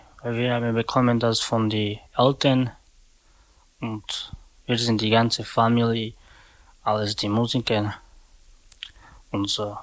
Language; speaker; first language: German; non-native, learner; Romany